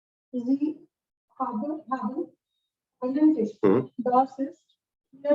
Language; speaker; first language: German; non-native, learner; Hindi